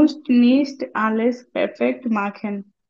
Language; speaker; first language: German; non-native, learner; Bangla